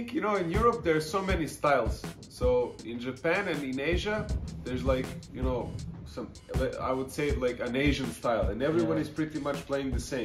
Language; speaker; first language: English; non-native, fluent; Serbian